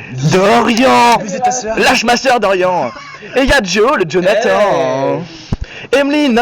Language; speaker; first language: French; native; French